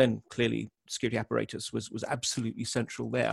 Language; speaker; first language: English; native; English